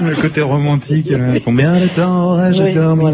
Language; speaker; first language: French; native; French